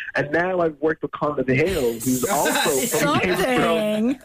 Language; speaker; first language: English; native; English